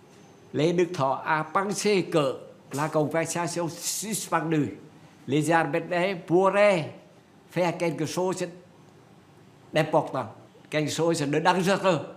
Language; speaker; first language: French; non-native, fluent; Vietnamese